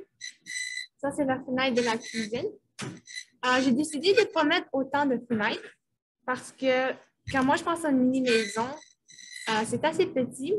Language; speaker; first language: French; native; French